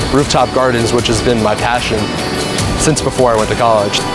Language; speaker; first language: English; native; English